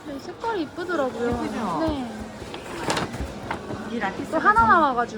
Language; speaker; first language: Korean; native; Korean